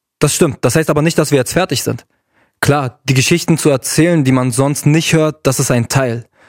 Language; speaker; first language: German; early bilingual, other home language; Arabic